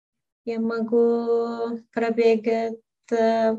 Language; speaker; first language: Russian; non-native, learner; Bulgarian